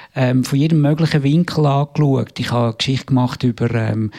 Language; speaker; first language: German; native; German